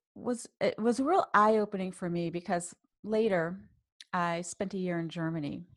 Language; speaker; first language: English; native; English